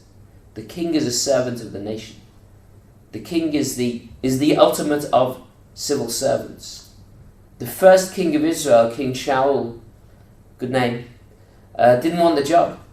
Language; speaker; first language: English; native; English